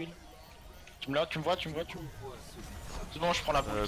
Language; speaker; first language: French; native; French